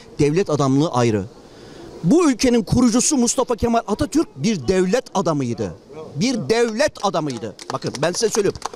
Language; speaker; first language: Turkish; native; Turkish